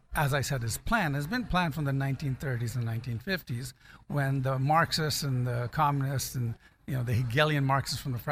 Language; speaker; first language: English; non-native, local second language; Akan